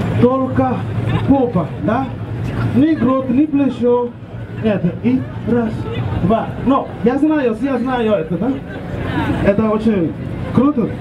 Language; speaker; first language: Russian; non-native, learner; Spanish